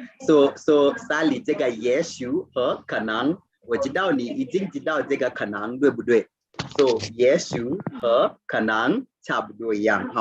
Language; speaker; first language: Chinese; non-native, fluent; Swahili